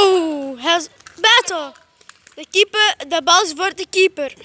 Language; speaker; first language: Dutch; non-native, local second language; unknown